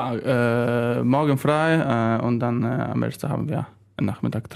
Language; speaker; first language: German; non-native, learner; Polish